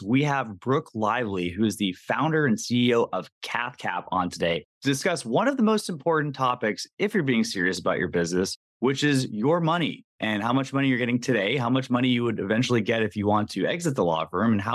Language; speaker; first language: English; native; English